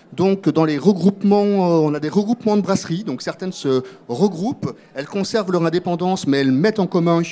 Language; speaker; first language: French; native; French